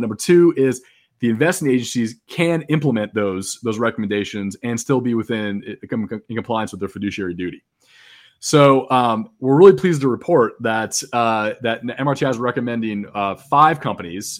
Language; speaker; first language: English; native; English